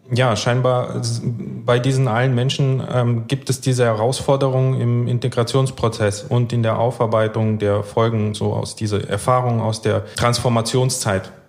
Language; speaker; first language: German; early bilingual, other home language; Russian